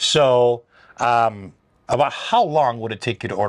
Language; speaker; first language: English; native; English